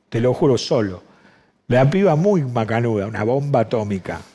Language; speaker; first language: Spanish; native; Spanish